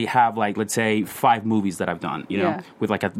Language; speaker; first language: English; non-native, fluent; Spanish